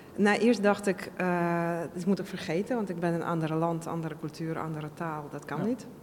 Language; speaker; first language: Dutch; non-native, fluent; Russian